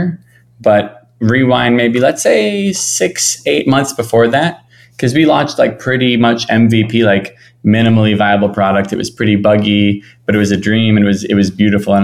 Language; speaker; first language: English; native; English